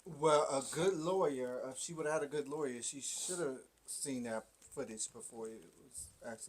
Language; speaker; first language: English; native; English